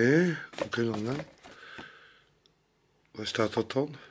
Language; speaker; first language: Dutch; native; Dutch